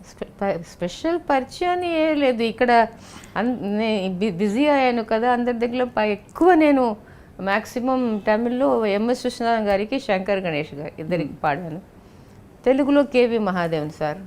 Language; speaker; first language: Telugu; non-native, local second language; Tamil